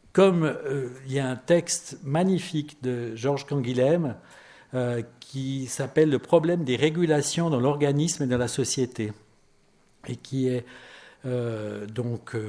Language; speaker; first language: French; native; French